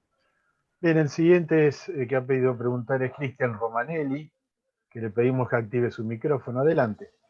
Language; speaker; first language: Spanish; native; Spanish